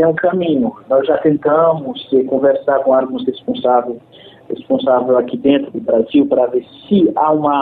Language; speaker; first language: Portuguese; non-native, fluent; Haitian Creole